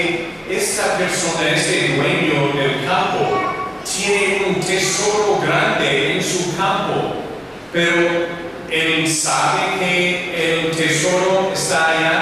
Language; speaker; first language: Spanish; non-native, learner; English